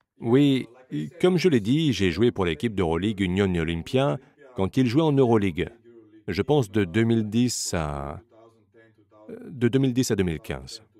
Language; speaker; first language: French; non-native, fluent; Slovenian